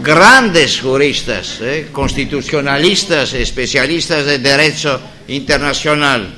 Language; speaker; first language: Spanish; non-native, fluent; Greek